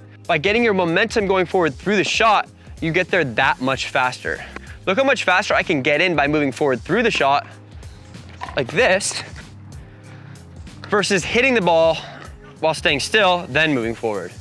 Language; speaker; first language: English; native; English